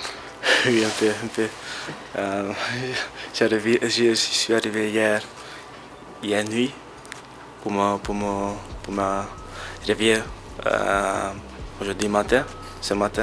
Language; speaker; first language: French; non-native, learner; Dutch